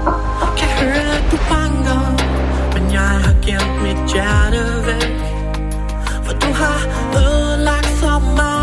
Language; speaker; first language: Danish; native; Danish